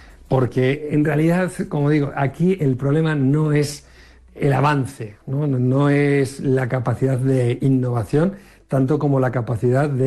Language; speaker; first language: Spanish; native; Spanish